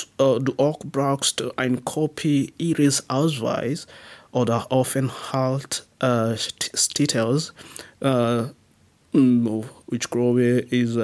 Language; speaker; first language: German; non-native, learner; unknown